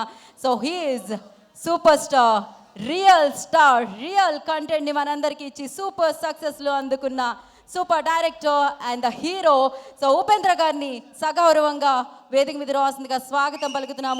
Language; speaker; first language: Telugu; native; Telugu